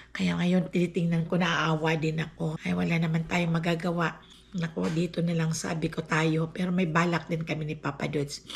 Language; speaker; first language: Filipino; non-native, local second language; Aklanon